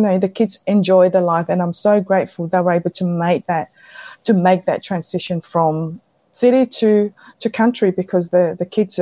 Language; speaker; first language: English; non-native, fluent; Samoan